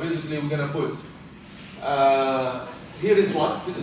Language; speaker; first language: English; non-native, fluent; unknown